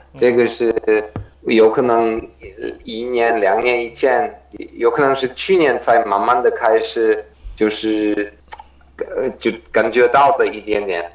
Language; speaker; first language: Chinese; non-native, fluent; German